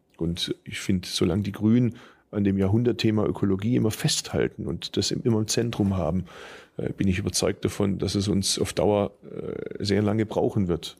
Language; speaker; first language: German; early bilingual, other home language; Turkish